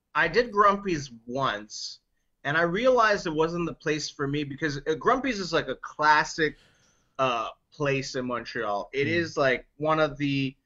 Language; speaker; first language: English; native; English